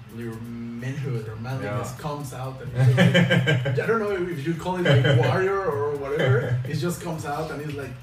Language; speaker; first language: English; non-native, fluent; Spanish